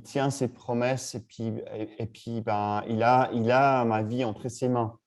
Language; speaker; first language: French; native; French